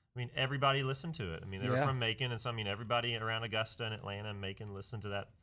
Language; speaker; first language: English; native; English